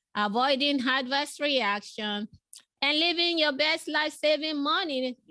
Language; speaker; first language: English; non-native, local second language; Yoruba